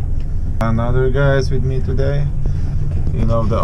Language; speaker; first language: English; non-native, learner; Russian